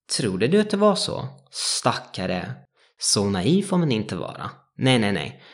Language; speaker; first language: Swedish; non-native, fluent; Italian